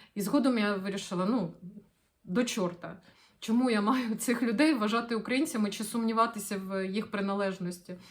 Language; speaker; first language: Ukrainian; non-native, local second language; Russian